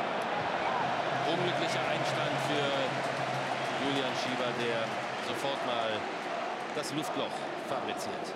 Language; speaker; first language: German; native; German